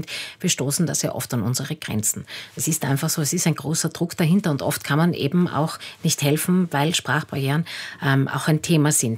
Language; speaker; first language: German; native; German